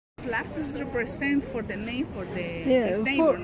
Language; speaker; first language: English; non-native, learner; Spanish